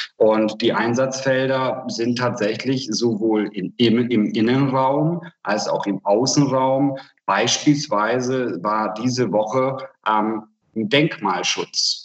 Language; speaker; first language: German; non-native, fluent; Hungarian